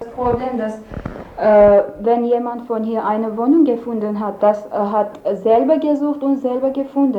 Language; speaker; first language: German; non-native, learner; Persian